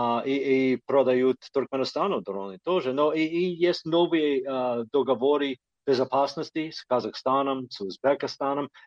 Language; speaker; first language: Russian; non-native, fluent; English